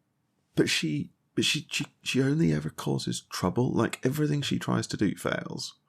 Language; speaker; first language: English; native; English